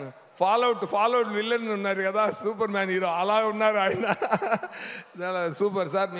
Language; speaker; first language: Telugu; non-native, local second language; Tamil